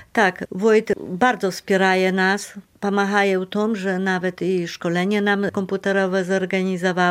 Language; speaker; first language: Polish; non-native, local second language; Belarusian